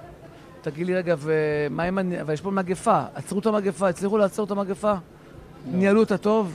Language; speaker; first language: Hebrew; native; Hebrew